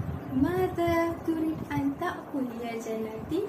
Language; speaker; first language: Arabic; non-native, learner; Malay